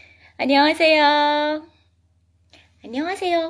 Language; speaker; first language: Korean; non-native, fluent; Filipino